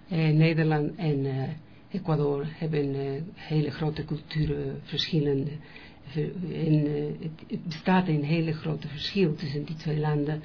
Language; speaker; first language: Dutch; non-native, learner; Spanish